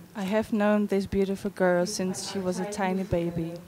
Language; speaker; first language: English; non-native, learner; Czech